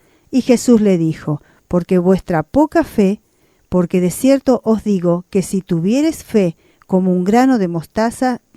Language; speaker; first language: Spanish; native; Spanish